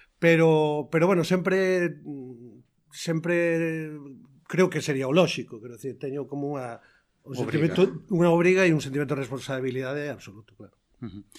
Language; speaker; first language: Galician; native; Galician